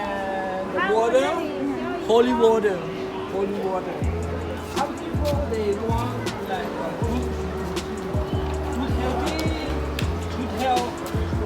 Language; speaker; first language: English; non-native, learner; Thai